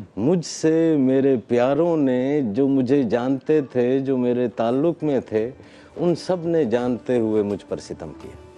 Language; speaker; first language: Urdu; non-native, local second language; Sindhi